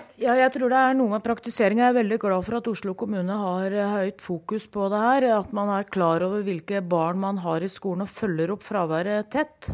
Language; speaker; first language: Norwegian; native; Norwegian